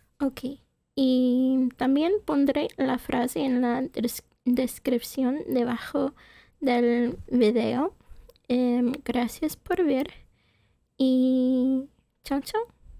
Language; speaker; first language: Spanish; non-native, fluent; English